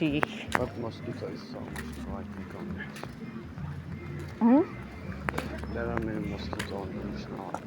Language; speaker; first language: English; non-native, learner; Turkish